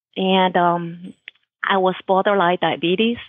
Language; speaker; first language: English; non-native, fluent; Chinese